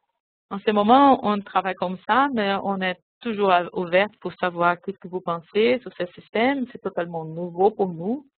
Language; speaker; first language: French; non-native, fluent; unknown